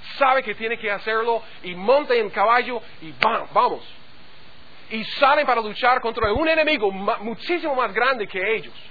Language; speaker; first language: Spanish; non-native, fluent; English